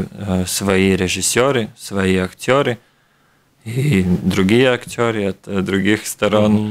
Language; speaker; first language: Russian; non-native, local second language; Latvian